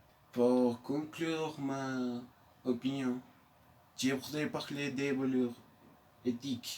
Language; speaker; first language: French; non-native, learner; Spanish